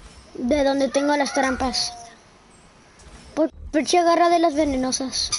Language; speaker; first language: Spanish; native; Spanish